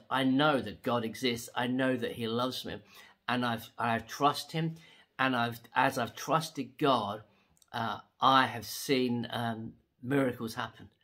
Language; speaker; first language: English; native; English